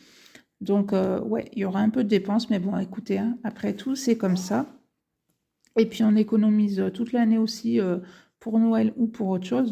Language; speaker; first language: French; native; French